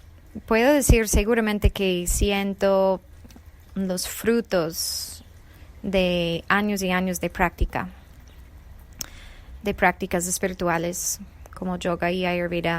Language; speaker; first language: Spanish; non-native, fluent; English